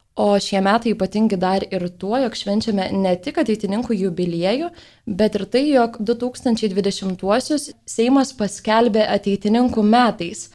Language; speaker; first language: Lithuanian; native; Lithuanian